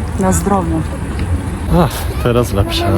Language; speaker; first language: Polish; non-native, learner; Portuguese